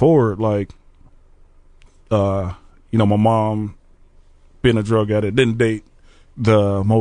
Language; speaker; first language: English; native; English